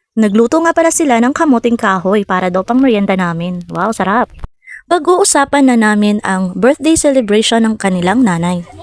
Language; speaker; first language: Filipino; non-native, local second language; Cebuano